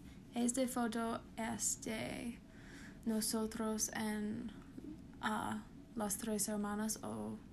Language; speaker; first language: Spanish; non-native, learner; English